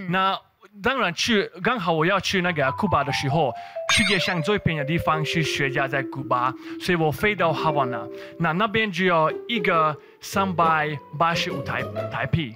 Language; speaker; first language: Chinese; non-native, fluent; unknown